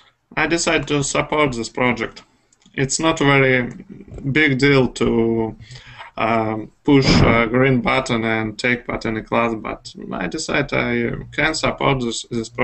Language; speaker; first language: English; non-native, fluent; Russian